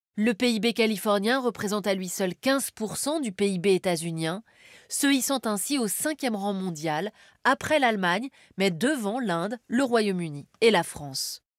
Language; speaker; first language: French; native; French